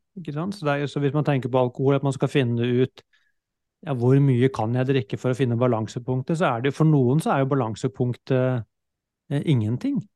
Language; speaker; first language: Norwegian; native; Norwegian